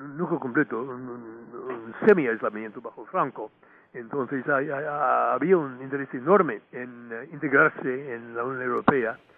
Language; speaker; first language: Spanish; non-native, fluent; English